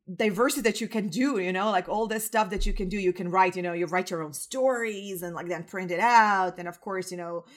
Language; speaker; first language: English; non-native, fluent; Croatian